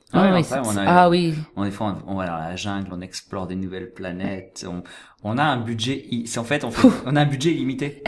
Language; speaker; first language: French; native; French